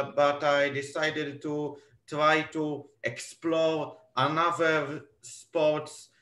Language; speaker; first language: English; non-native, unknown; Hebrew